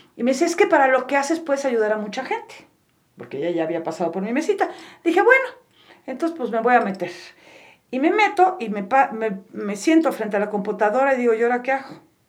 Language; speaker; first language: Spanish; native; Spanish